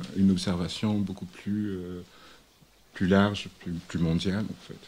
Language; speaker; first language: French; non-native, local second language; Swahili